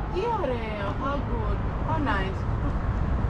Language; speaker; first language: English; non-native, fluent; Greek